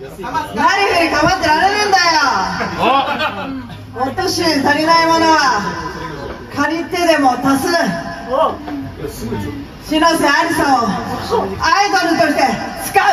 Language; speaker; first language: Japanese; native; Japanese